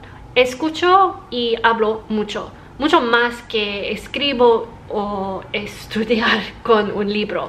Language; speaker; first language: Spanish; non-native, learner; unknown